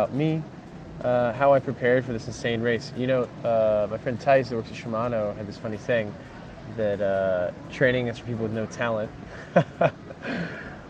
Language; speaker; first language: English; native; English